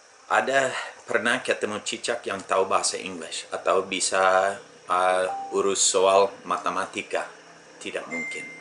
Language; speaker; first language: Indonesian; non-native, fluent; English